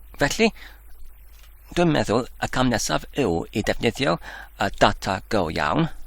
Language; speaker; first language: Welsh; non-native, learner; Dutch